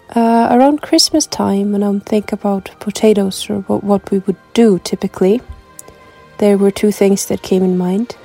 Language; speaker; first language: English; non-native, fluent; Icelandic